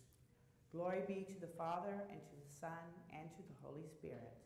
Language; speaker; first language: English; native; English